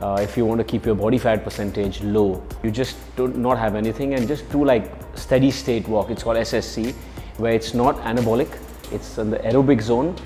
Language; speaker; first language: English; non-native, local second language; Hindi